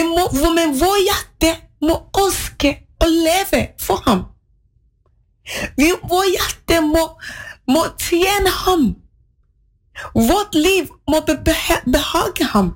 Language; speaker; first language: Norwegian; non-native, fluent; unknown